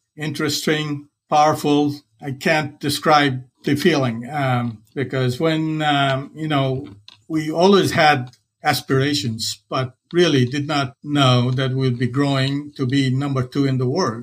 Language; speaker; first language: English; non-native, local second language; Hindi